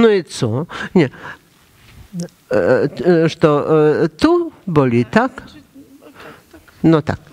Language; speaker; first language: Polish; non-native, learner; Russian